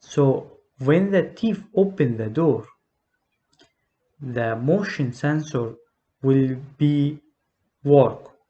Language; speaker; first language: English; non-native, learner; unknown